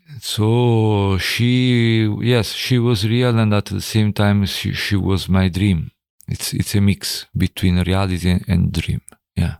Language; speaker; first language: English; non-native, fluent; Italian